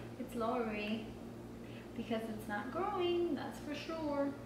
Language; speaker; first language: English; early bilingual, other home language; Spanish